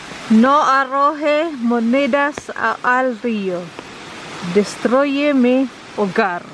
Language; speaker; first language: Spanish; non-native, learner; Filipino